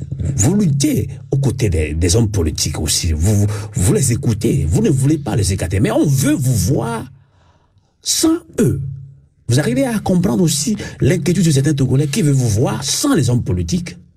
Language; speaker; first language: French; non-native, local second language; Ewe